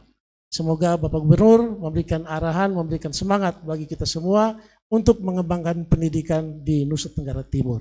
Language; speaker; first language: Indonesian; native; Indonesian